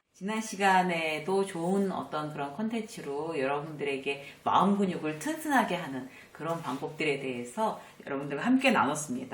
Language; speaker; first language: Korean; native; Korean